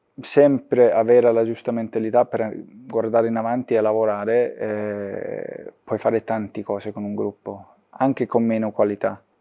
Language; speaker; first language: Italian; non-native, fluent; Danish